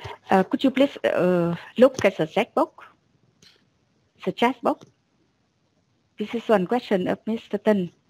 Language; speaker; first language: English; non-native, fluent; Vietnamese